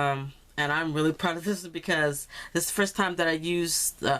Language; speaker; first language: English; native; English